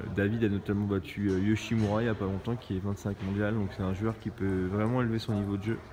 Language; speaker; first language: French; native; French